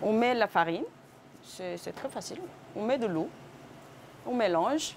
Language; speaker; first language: French; non-native, fluent; Korean